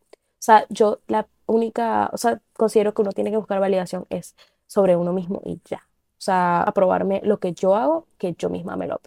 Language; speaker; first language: Spanish; native; Spanish